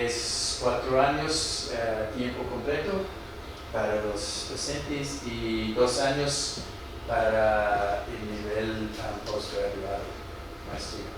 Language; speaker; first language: Spanish; non-native, fluent; English